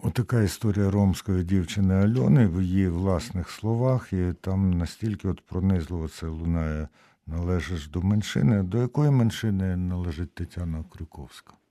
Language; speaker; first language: Ukrainian; native; Ukrainian